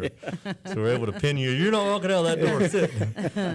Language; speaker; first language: English; native; English